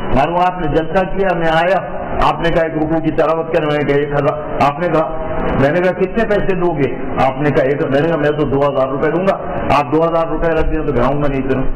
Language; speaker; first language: Urdu; native; Urdu